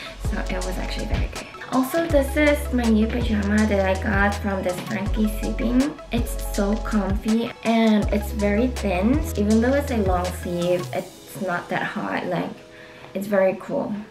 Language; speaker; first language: English; non-native, fluent; Korean